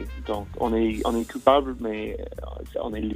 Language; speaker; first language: French; non-native, fluent; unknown